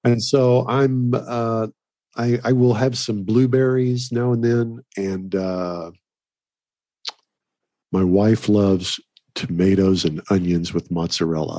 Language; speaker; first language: English; native; English